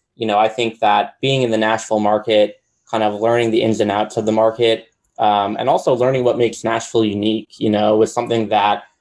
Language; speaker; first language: English; native; English